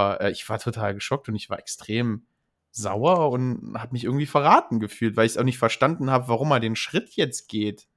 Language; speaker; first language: German; native; German